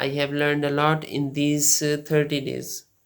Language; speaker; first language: English; non-native, fluent; Urdu